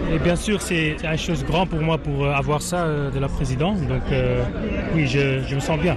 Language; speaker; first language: French; non-native, learner; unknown